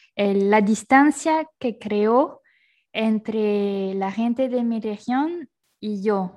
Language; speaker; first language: Spanish; non-native, fluent; French